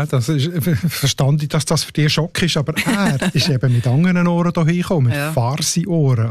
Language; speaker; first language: German; native; German